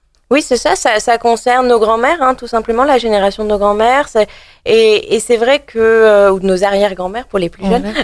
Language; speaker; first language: French; native; French